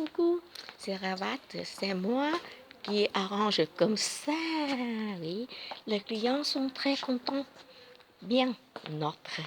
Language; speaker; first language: French; non-native, learner; Vietnamese